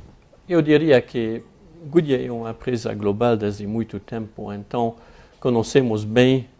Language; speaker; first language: Portuguese; non-native, fluent; French